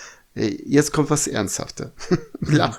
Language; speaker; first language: German; non-native, fluent; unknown